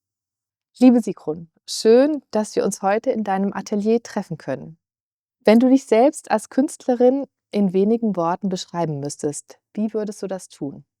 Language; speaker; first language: German; native; German